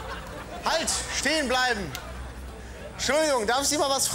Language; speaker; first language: German; native; German